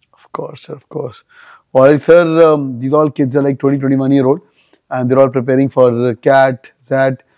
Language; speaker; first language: English; non-native, local second language; Punjabi